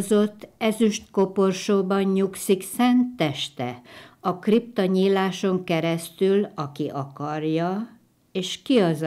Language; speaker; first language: Hungarian; native; Hungarian